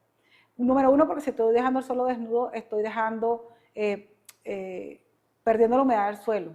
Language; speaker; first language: Spanish; native; Spanish